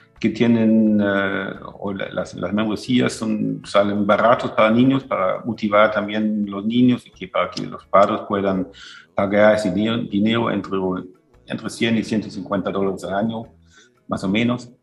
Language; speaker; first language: Spanish; non-native, fluent; German